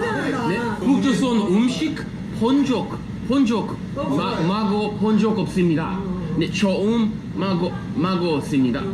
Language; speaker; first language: Korean; non-native, learner; English